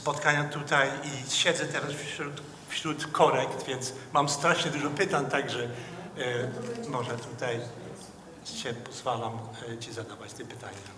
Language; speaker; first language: Polish; non-native, fluent; Dutch